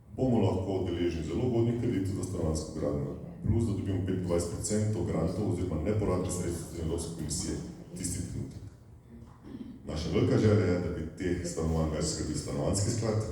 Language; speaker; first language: Slovenian; native; Slovenian